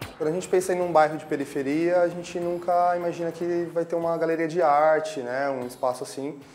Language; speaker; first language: Portuguese; native; Portuguese